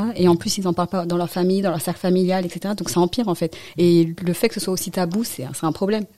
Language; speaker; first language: French; native; French